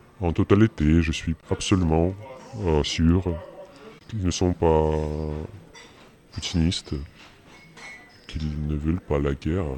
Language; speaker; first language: French; non-native, fluent; Russian